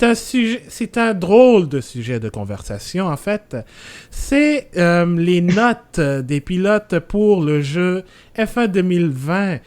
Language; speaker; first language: French; native; French